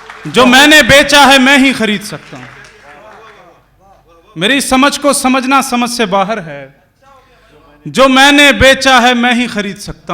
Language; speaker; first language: Hindi; native; Hindi